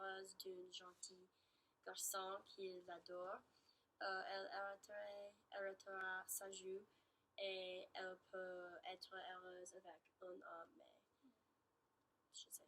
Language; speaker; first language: French; non-native, learner; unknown